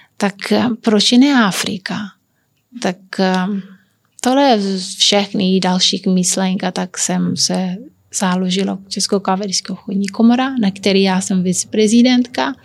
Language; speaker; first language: Czech; non-native, learner; Kabuverdianu